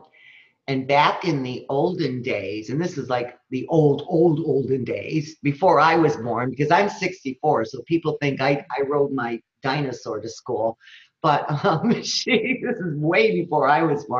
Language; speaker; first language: English; early bilingual, other home language; Spanish